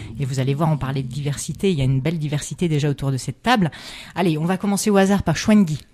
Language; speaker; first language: French; native; French